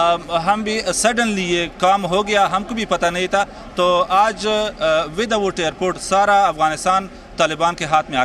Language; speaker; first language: Hindi; non-native, fluent; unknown